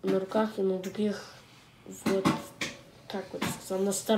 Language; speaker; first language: Russian; early bilingual, heritage; English